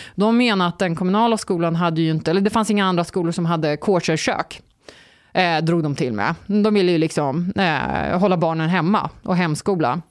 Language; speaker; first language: Swedish; early bilingual, other home language; Turkish